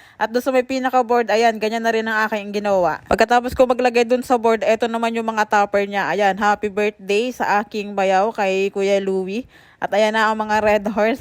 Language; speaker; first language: Filipino; native; Filipino